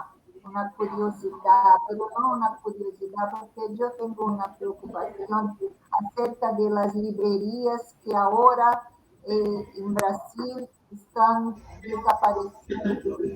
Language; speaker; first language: Spanish; non-native, fluent; Portuguese